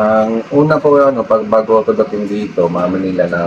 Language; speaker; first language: Filipino; non-native, learner; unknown